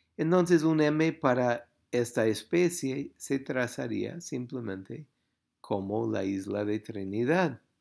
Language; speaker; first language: Spanish; non-native, fluent; English